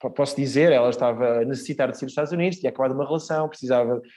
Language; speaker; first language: Portuguese; early bilingual, other home language; Swedish